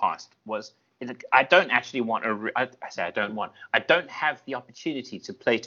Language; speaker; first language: English; native; English